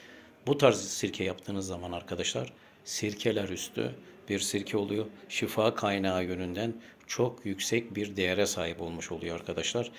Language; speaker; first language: Turkish; native; Turkish